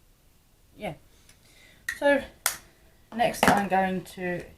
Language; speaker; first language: English; native; English